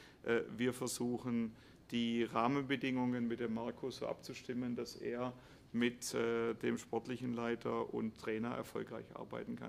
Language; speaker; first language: German; native; German